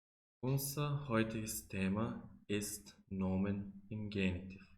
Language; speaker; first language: German; non-native, fluent; Macedonian